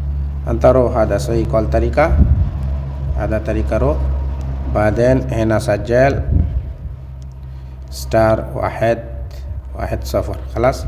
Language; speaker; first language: Arabic; non-native, learner; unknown